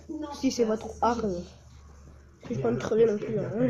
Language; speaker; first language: French; native; French